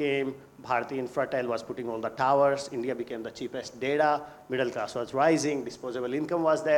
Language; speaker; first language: English; non-native, local second language; Hindi